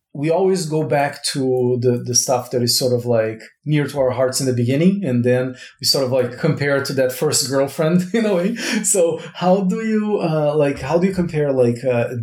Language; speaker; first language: English; non-native, fluent; Portuguese